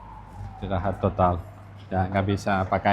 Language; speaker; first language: Indonesian; non-native, learner; Catalan